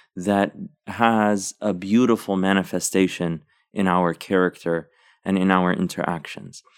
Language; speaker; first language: English; native; English